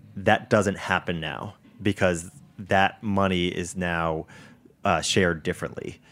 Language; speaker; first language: English; native; English